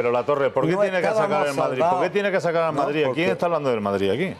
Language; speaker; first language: Spanish; native; Spanish